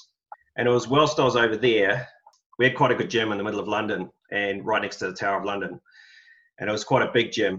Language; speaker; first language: English; native; English